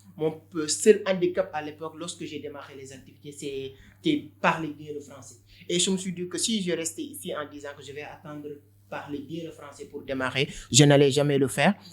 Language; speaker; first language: French; non-native, local second language; Wolof